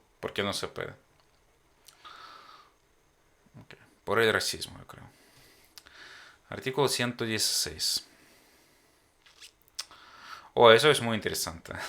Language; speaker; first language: Spanish; non-native, fluent; Ukrainian